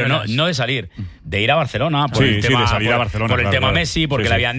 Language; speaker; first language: Spanish; native; Spanish